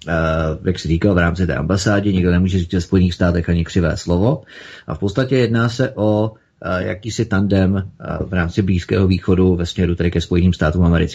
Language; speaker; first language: Czech; native; Czech